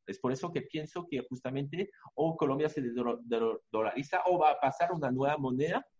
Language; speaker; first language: Spanish; non-native, fluent; French